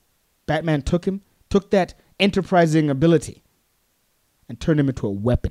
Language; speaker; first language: English; non-native, local second language; Tswana